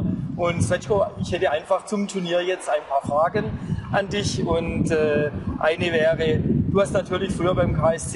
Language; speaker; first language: German; native; German